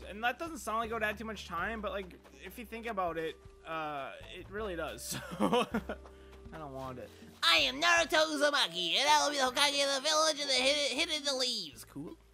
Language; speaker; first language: English; native; English